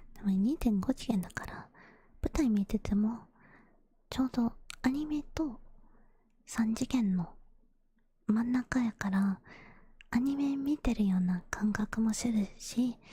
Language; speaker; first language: Japanese; non-native, fluent; English